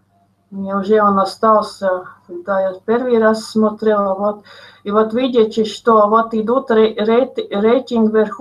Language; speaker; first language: Russian; non-native, local second language; Latvian